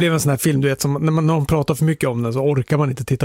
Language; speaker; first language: Swedish; native; Swedish